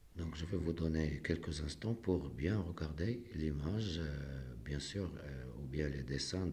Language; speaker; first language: French; non-native, local second language; Arabic